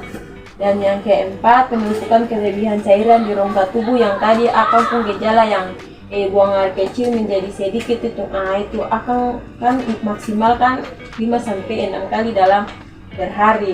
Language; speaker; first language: Indonesian; non-native, local second language; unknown